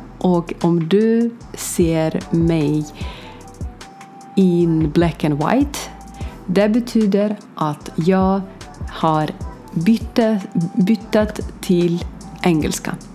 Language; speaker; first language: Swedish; non-native, learner; Ukrainian